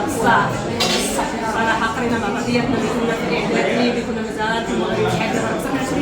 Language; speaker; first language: Arabic; native; Arabic